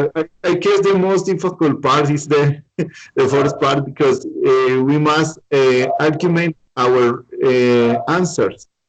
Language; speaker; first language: English; non-native, learner; Spanish